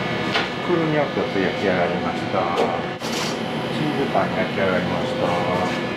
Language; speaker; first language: Japanese; native; Japanese